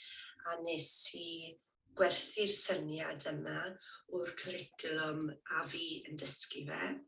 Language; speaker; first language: Welsh; native; Welsh